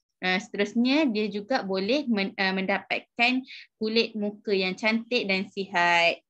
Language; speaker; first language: Malay; native; Malay